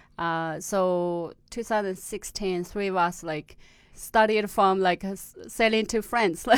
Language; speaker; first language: English; non-native, fluent; Tibetan